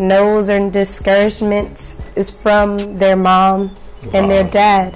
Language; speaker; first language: English; native; English